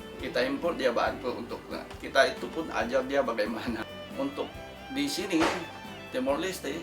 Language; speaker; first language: Indonesian; non-native, fluent; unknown